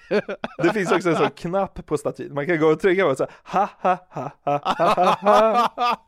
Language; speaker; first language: Swedish; native; Swedish